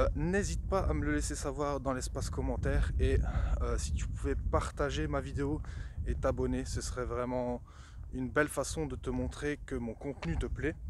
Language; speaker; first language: French; native; French